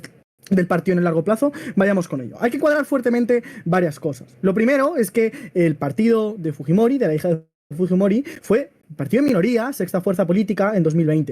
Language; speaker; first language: Spanish; native; Spanish